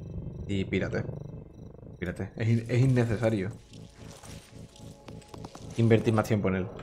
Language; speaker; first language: Spanish; native; Spanish